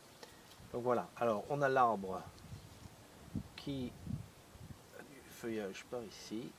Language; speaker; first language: French; native; French